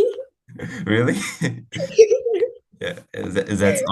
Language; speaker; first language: English; non-native, fluent; Uzbek